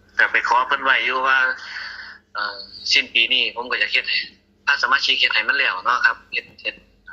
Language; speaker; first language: Thai; native; Thai